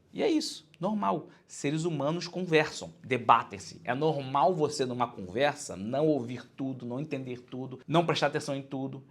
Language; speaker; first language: Portuguese; native; Portuguese